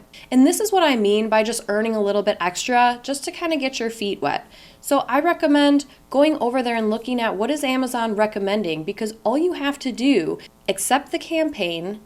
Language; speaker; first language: English; native; English